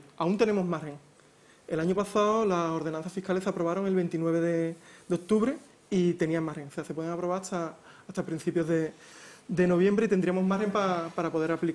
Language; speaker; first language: Spanish; native; Spanish